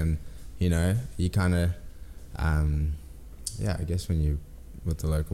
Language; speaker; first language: English; native; English